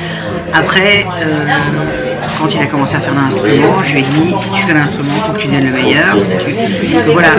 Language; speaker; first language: French; native; French